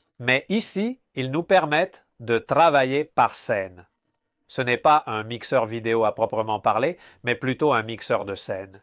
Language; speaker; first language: French; non-native, fluent; Spanish